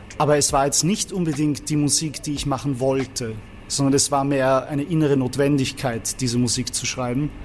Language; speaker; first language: German; native; German